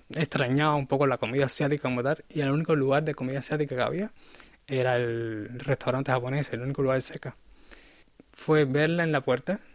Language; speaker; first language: Spanish; native; Spanish